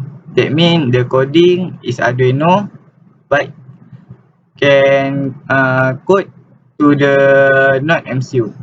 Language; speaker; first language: English; non-native, local second language; Malay